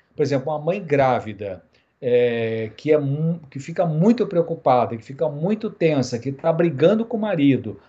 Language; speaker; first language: Portuguese; native; Portuguese